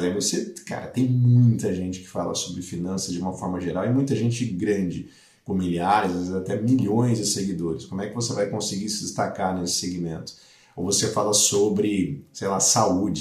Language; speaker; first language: Portuguese; native; Portuguese